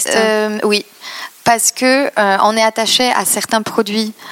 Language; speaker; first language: French; non-native, fluent; Polish